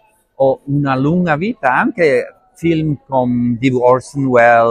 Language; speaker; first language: Italian; non-native, learner; Arabic